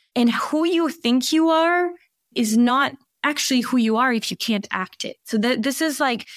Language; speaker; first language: English; early bilingual, other home language; Bosnian